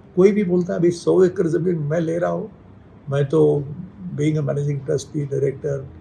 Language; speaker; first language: Hindi; non-native, local second language; Marathi